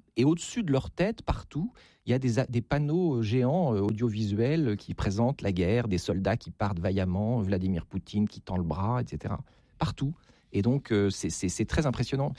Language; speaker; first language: French; native; French